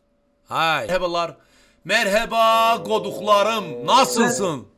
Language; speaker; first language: Turkish; non-native, learner; Azerbaijani